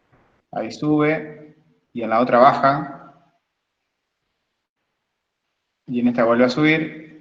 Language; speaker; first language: Spanish; native; Spanish